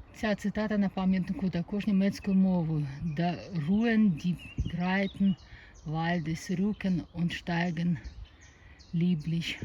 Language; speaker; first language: Ukrainian; native; Ukrainian